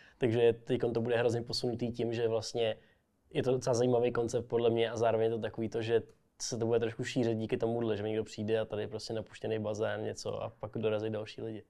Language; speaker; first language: Czech; native; Czech